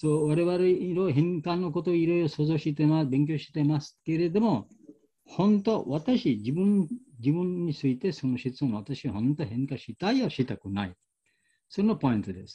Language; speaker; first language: Japanese; non-native, learner; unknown